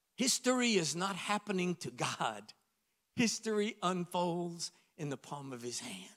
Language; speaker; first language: English; native; English